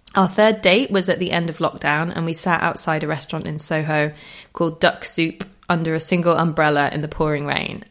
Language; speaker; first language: English; native; English